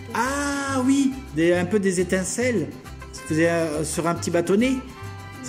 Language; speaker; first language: French; native; French